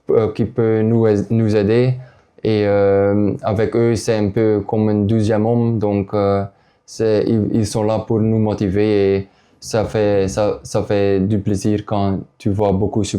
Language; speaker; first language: French; non-native, local second language; Dutch